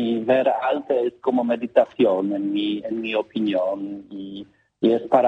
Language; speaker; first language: Spanish; non-native, learner; Polish